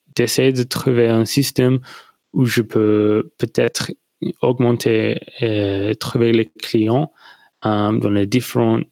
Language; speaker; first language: French; non-native, fluent; English